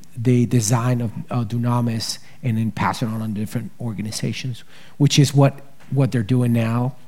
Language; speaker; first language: English; early bilingual, other home language; Spanish